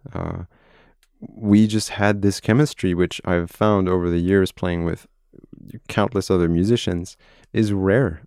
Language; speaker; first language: English; non-native, fluent; French